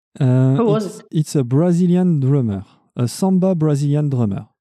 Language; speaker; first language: English; non-native, learner; French